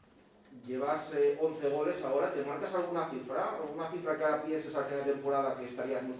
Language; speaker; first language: Spanish; native; Spanish